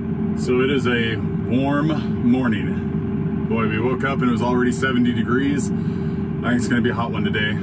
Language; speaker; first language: English; native; English